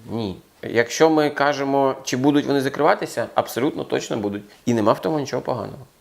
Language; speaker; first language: Ukrainian; non-native, local second language; Russian